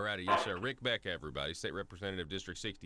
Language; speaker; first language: English; native; English